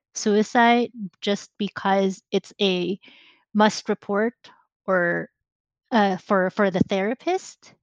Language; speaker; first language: English; non-native, local second language; Filipino